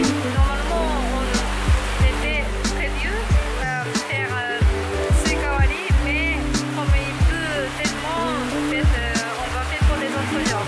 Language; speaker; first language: French; non-native, learner; Japanese